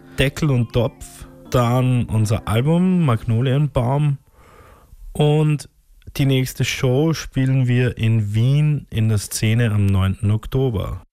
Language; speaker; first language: German; native; German